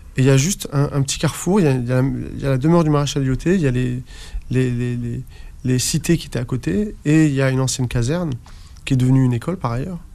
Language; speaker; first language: French; early bilingual, other home language; Arabic